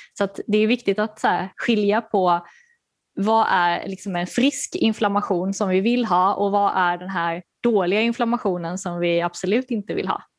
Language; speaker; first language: Swedish; native; Swedish